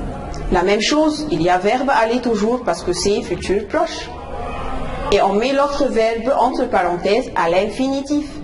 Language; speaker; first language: French; non-native, fluent; Arabic